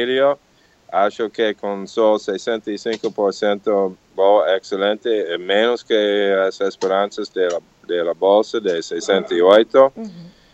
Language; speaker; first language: Portuguese; non-native, learner; English